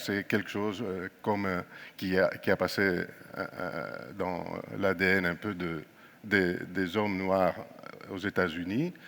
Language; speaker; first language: French; non-native, fluent; Greek